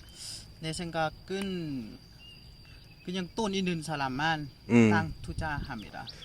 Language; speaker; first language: Korean; non-native, learner; Lao